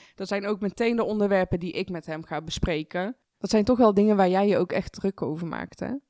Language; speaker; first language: Dutch; early bilingual, other home language; Persian